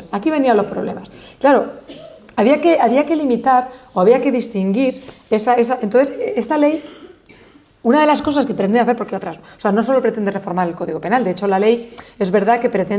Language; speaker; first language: Spanish; native; Spanish